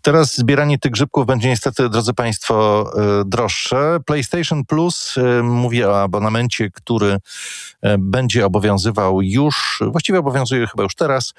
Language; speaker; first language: Polish; native; Polish